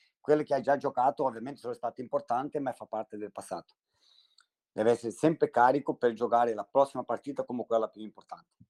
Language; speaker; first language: Italian; non-native, fluent; Portuguese